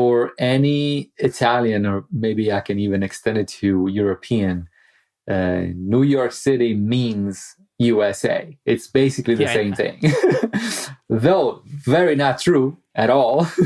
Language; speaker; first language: English; non-native, fluent; Italian